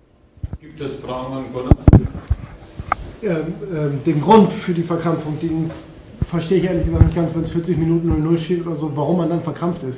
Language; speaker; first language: German; native; German